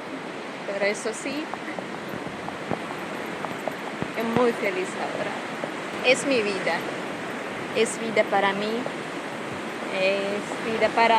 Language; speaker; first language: Spanish; non-native, learner; Russian